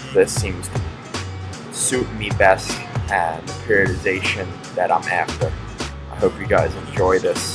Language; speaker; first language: English; native; English